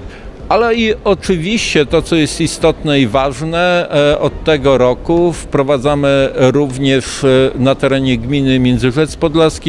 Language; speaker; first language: Polish; native; Polish